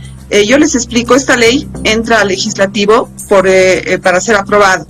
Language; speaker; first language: Spanish; native; Spanish